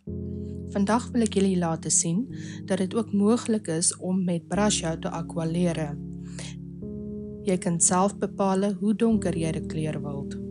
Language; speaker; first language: Dutch; native; Dutch